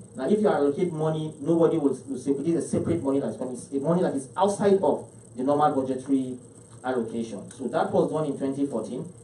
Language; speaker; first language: English; non-native, local second language; Hausa